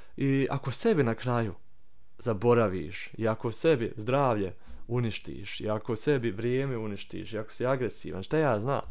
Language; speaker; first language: Serbian; early bilingual, heritage; Croatian